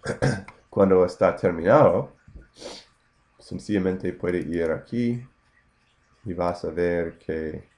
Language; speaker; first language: Spanish; non-native, fluent; English